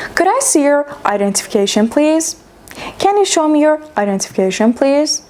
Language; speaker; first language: English; non-native, fluent; Persian